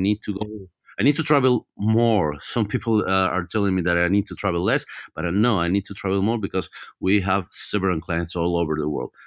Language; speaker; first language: English; non-native, fluent; Spanish